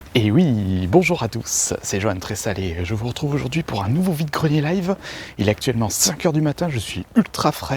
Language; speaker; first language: French; native; French